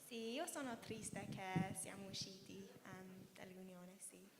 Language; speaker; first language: Italian; non-native, fluent; English